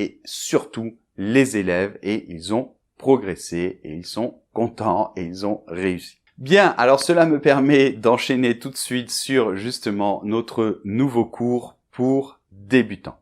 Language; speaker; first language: French; native; French